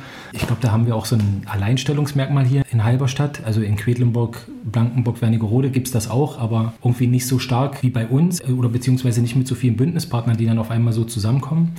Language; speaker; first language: German; native; German